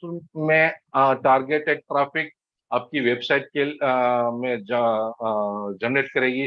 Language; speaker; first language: Hindi; non-native, local second language; Gujarati